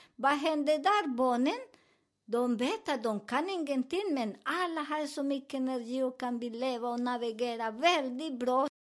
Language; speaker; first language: Swedish; non-native, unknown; Spanish